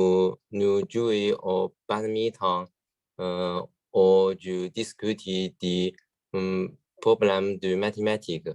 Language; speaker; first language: French; non-native, learner; Chinese